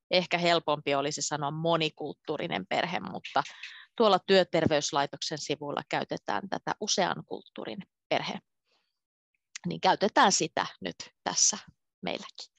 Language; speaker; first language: Finnish; native; Finnish